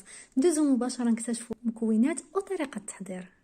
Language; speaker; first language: Arabic; native; Arabic